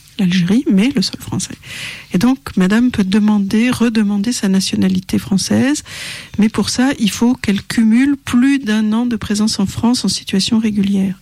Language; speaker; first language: French; native; French